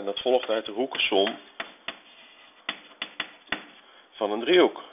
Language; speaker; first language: Dutch; native; Dutch